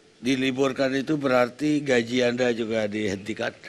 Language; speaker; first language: Indonesian; native; Indonesian